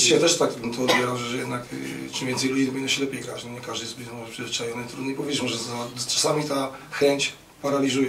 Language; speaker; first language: Polish; native; Polish